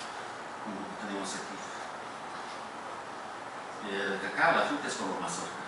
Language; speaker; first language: Spanish; non-native, fluent; English